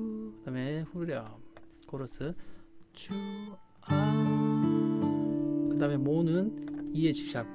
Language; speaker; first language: Korean; native; Korean